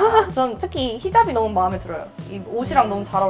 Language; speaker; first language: Korean; native; Korean